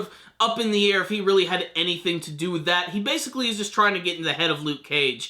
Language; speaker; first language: English; native; English